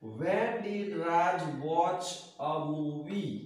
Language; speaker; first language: English; non-native, local second language; Gujarati